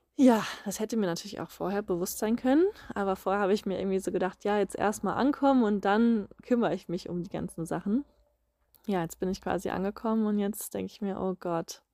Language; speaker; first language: German; native; German